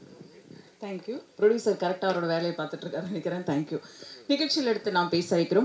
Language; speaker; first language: Tamil; native; Tamil